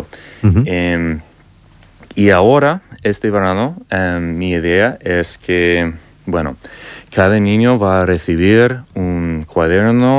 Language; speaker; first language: Spanish; non-native, learner; English